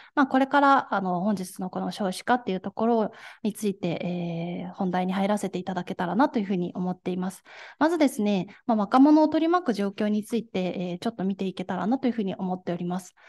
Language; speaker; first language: Japanese; native; Japanese